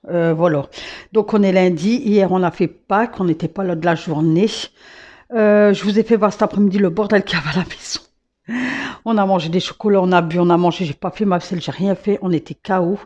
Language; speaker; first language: French; native; French